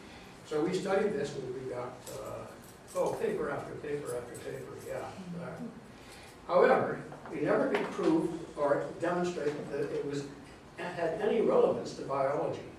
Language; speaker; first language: English; native; English